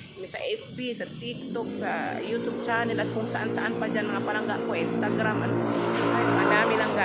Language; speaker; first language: Filipino; non-native, local second language; Cebuano